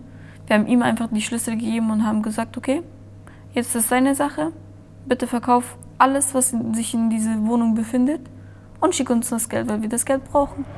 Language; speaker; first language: German; early bilingual, other home language; Persian